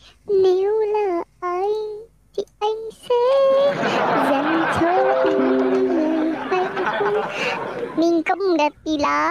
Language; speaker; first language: Vietnamese; non-native, learner; Indonesian